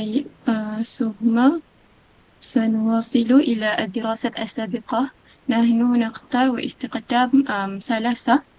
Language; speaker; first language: Arabic; non-native, learner; Malay